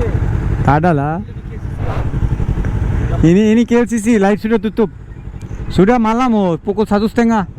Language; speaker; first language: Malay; non-native, learner; Bangla